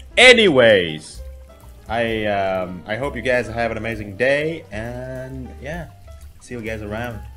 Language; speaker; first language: English; non-native, fluent; Indonesian